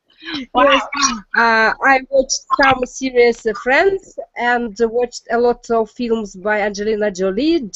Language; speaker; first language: English; non-native, learner; Russian